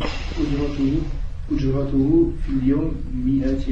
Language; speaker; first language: Arabic; non-native, learner; French